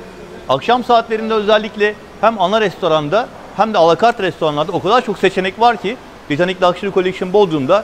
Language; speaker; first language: Turkish; native; Turkish